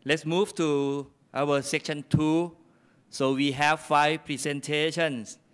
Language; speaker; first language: English; non-native, fluent; Thai